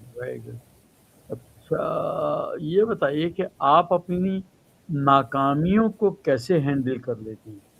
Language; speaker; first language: Urdu; native; Urdu